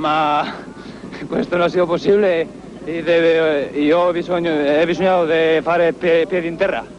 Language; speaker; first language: Italian; non-native, learner; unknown